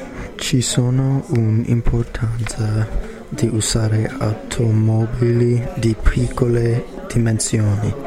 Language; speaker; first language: Italian; non-native, learner; English